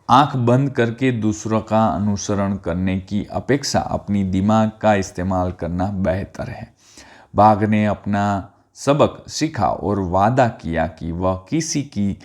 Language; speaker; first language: Hindi; non-native, local second language; Gujarati